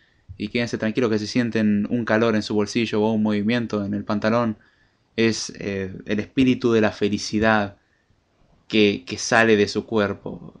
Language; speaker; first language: Spanish; native; Spanish